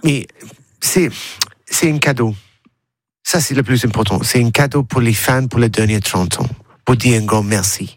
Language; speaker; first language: French; non-native, learner; English